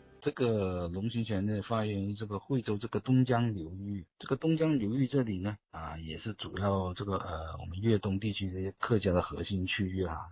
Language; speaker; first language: Chinese; native; Chinese